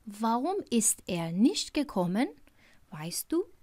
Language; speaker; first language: German; non-native, fluent; Persian